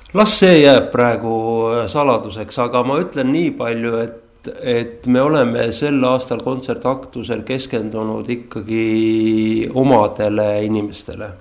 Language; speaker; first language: Estonian; native; Estonian